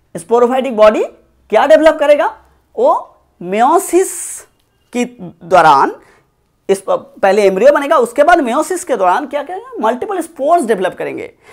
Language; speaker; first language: Hindi; non-native, local second language; Bangla